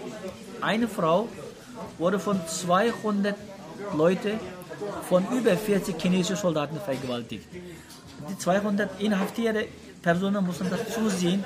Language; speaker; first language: German; non-native, learner; Uyghur